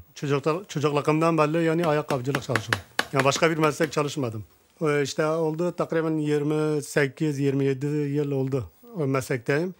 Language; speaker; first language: Turkish; non-native, learner; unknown